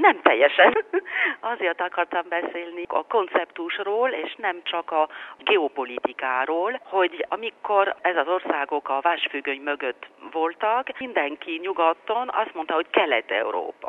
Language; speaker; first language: Hungarian; non-native, fluent; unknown